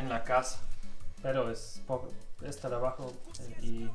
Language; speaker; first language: Spanish; non-native, learner; German